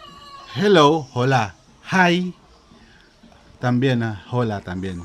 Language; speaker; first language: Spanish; non-native, learner; Filipino